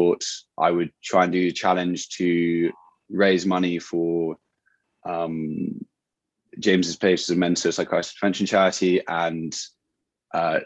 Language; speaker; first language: English; native; English